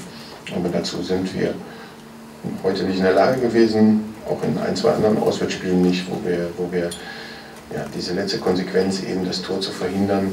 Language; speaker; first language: German; native; German